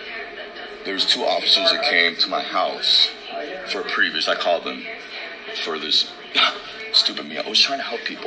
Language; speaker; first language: English; native; English